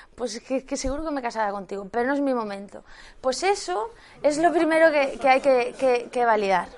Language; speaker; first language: Spanish; native; Spanish